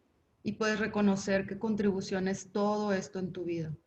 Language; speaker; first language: Spanish; native; Spanish